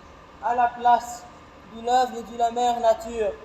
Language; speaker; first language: French; non-native, learner; Arabic